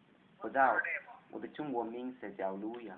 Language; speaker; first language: Chinese; non-native, learner; Indonesian